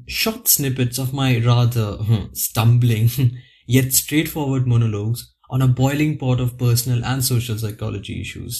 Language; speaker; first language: English; non-native, local second language; Hindi